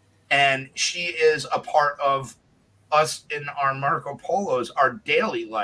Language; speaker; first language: English; native; English